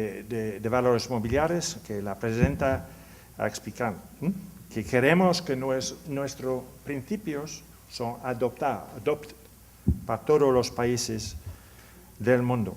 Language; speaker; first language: Spanish; non-native, learner; English